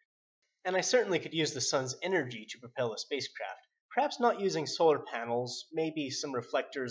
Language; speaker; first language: English; native; English